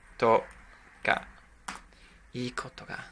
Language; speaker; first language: Japanese; non-native, learner; English